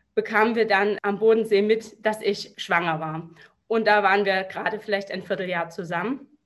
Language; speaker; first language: German; native; German